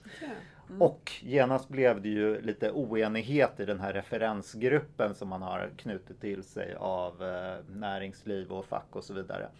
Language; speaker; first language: Swedish; native; Swedish